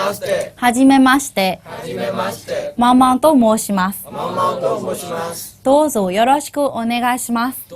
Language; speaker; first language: Japanese; non-native, fluent; Burmese